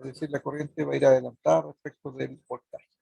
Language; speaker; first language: Spanish; native; Spanish